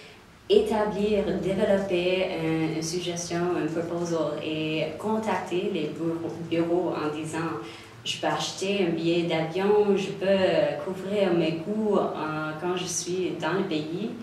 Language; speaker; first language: French; non-native, local second language; English